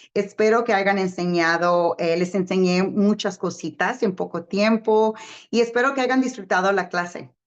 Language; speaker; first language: Spanish; early bilingual, heritage; Spanish